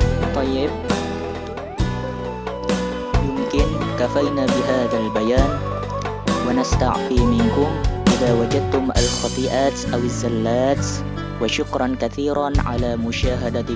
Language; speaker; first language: Arabic; non-native, learner; Indonesian